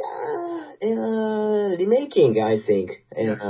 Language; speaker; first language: English; non-native, learner; Japanese